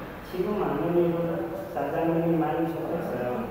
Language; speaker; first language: Korean; non-native, learner; Nepali